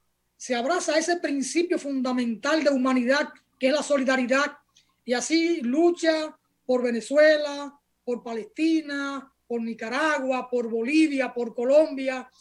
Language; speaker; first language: Spanish; native; Spanish